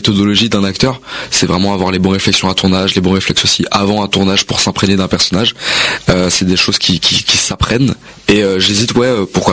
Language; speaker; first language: French; native; French